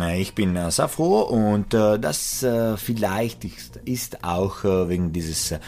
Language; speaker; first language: German; non-native, fluent; Italian